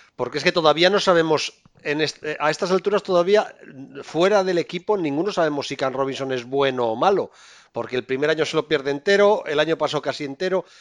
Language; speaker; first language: Spanish; native; Spanish